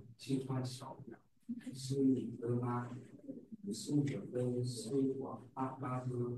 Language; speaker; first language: Chinese; non-native, learner; Vietnamese